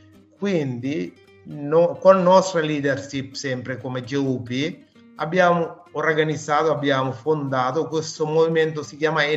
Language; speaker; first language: Italian; non-native, fluent; Sinhala